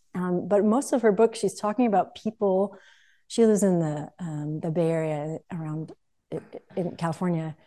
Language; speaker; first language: English; native; English